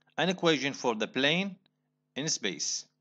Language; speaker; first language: English; non-native, fluent; Arabic